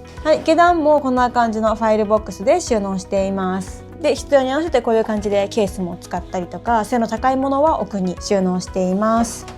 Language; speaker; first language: Japanese; native; Japanese